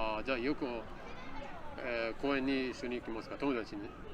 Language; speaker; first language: Japanese; non-native, learner; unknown